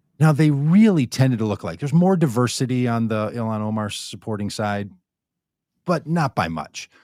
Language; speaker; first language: English; native; English